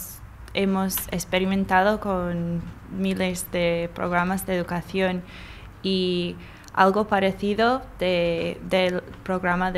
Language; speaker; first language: Spanish; non-native, fluent; English